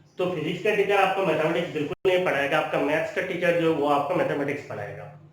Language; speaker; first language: Hindi; non-native, local second language; Bangla